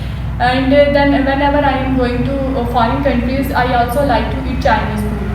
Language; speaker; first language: English; non-native, local second language; Urdu